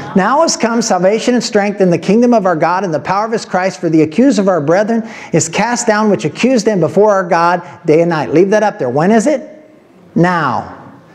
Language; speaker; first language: English; native; English